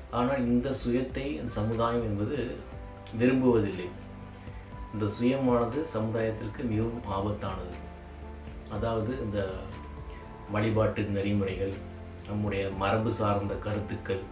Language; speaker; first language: Tamil; native; Tamil